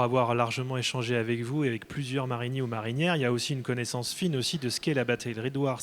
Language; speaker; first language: French; native; French